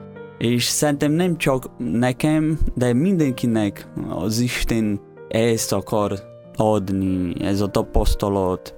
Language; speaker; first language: Hungarian; non-native, fluent; Portuguese